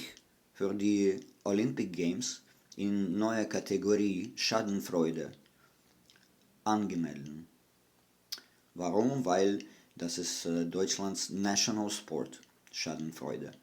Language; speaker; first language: German; non-native, fluent; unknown